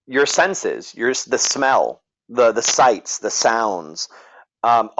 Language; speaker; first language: English; native; English